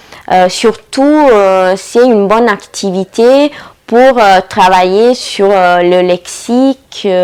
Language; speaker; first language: French; non-native, fluent; Italian